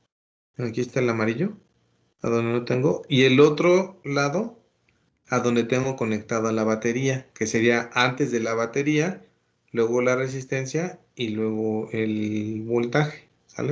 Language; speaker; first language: Spanish; native; Spanish